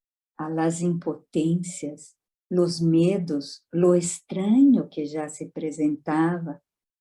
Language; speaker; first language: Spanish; non-native, fluent; Portuguese